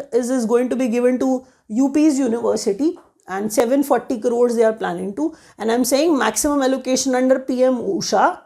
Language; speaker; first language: English; non-native, local second language; Hindi